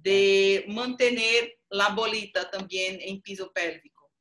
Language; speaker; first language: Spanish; non-native, learner; Portuguese